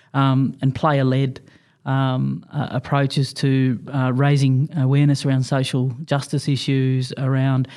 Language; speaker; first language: English; native; English